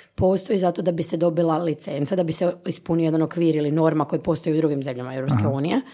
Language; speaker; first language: Croatian; native; Croatian